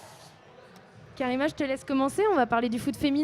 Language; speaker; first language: French; native; French